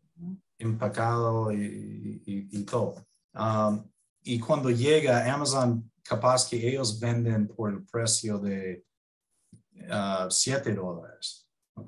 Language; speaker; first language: Spanish; non-native, fluent; English